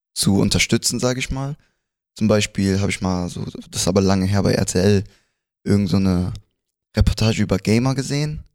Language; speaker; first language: German; early bilingual, other home language; Spanish